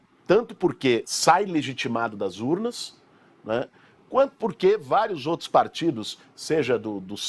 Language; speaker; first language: Portuguese; native; Portuguese